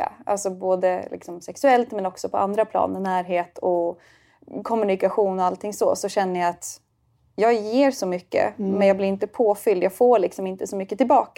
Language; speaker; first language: Swedish; native; Swedish